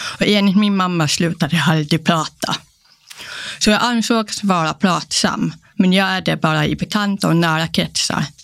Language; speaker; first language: Swedish; early bilingual, other home language; Polish